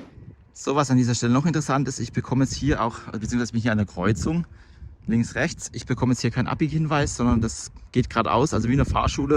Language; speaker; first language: German; native; German